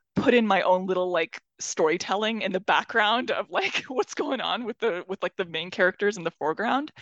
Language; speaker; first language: English; non-native, fluent; Persian